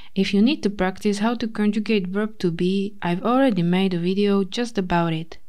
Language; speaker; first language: English; non-native, fluent; Slovak